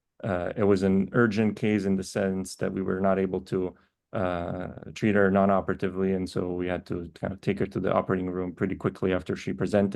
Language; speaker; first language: English; native; English